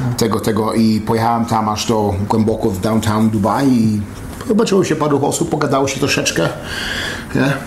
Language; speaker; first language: Polish; native; Polish